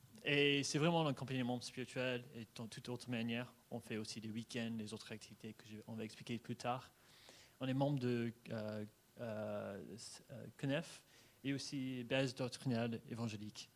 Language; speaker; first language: French; non-native, fluent; English